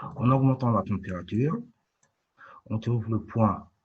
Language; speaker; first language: French; non-native, local second language; Arabic